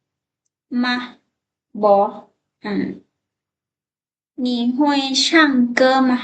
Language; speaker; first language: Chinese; non-native, fluent; Lao